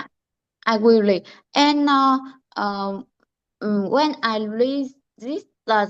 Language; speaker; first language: English; non-native, learner; Vietnamese